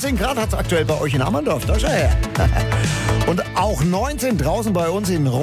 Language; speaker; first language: German; native; German